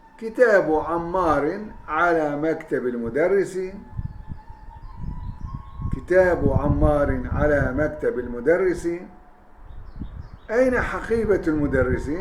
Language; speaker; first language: Arabic; non-native, fluent; Turkish